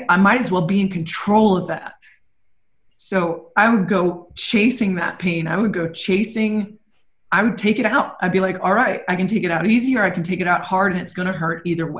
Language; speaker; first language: English; native; English